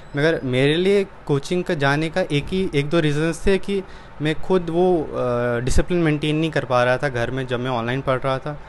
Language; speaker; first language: Hindi; native; Hindi